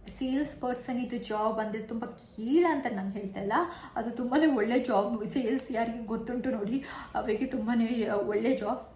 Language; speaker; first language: Kannada; non-native, local second language; Tulu